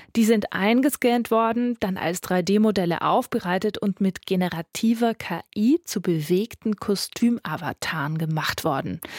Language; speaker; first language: German; native; German